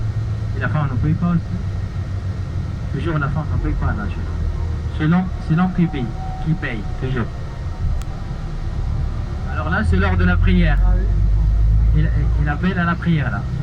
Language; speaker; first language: French; non-native, learner; Arabic